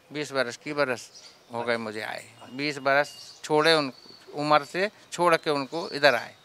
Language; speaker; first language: Hindi; native; Hindi